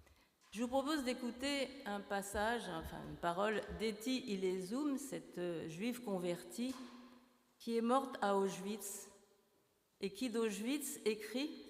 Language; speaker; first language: French; native; French